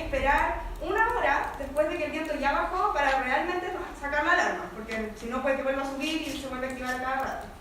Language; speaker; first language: Spanish; native; Spanish